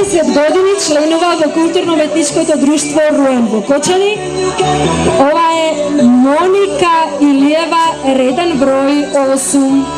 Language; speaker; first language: Macedonian; native; Macedonian